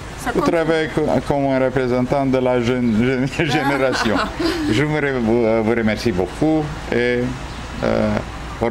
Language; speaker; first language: French; non-native, fluent; Romanian